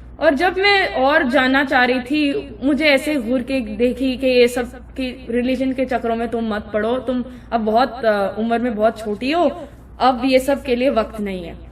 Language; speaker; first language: Urdu; non-native, fluent; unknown